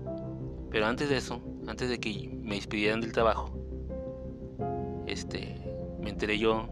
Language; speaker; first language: Spanish; native; Spanish